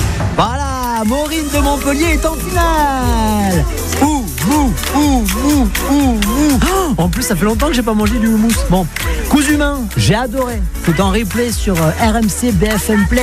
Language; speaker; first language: French; native; French